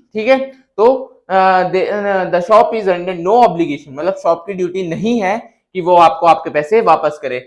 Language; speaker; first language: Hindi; native; Hindi